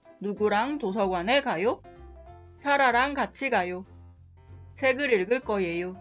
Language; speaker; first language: Korean; non-native, fluent; Spanish